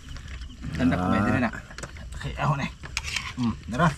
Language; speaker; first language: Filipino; non-native, local second language; Cebuano